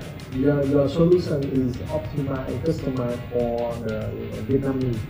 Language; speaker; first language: English; non-native, learner; Vietnamese